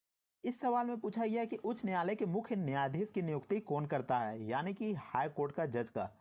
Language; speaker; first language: Hindi; native; Hindi